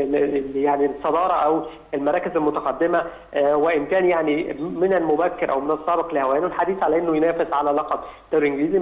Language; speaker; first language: Arabic; native; Arabic